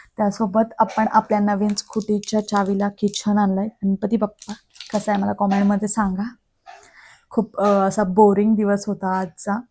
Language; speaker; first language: Marathi; native; Marathi